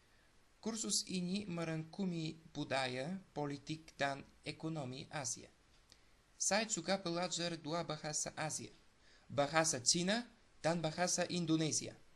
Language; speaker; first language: Indonesian; non-native, learner; Bulgarian